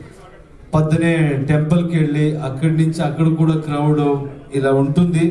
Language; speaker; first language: Telugu; non-native, learner; Kannada